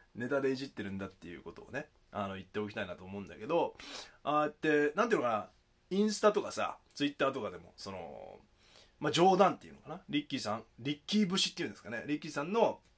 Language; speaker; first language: Japanese; native; Japanese